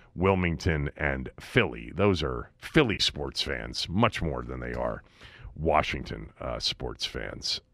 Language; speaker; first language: English; native; English